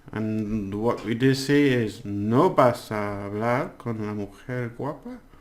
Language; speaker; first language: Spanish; non-native, learner; English